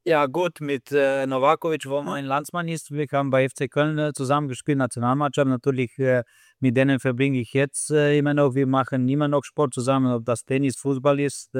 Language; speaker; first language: German; non-native, fluent; Slovenian